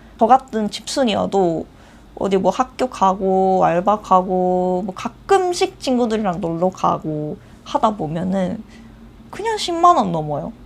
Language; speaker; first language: Korean; non-native, fluent; Japanese